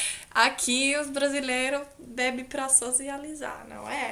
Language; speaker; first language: Portuguese; non-native, fluent; Finnish